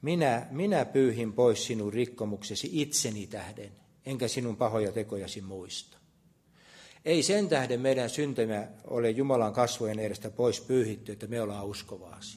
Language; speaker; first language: Finnish; native; Finnish